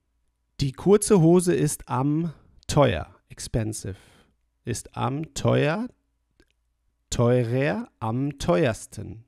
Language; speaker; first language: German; non-native, fluent; English